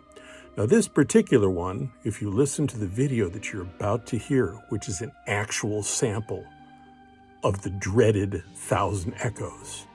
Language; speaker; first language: English; native; English